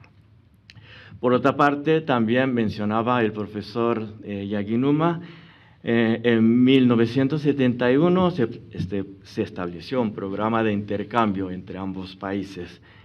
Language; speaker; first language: Spanish; non-native, fluent; Japanese